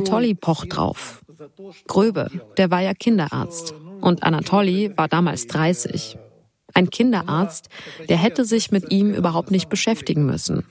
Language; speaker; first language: German; native; German